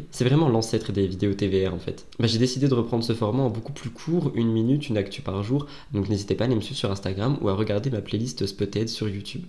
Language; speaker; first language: French; native; French